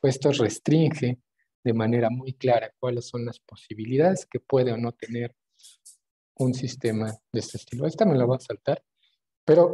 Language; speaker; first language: Spanish; native; Spanish